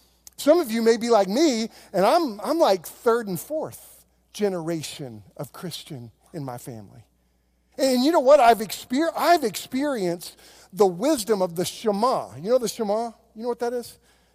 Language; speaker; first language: English; native; English